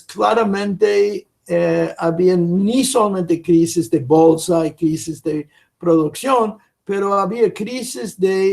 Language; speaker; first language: Spanish; non-native, fluent; English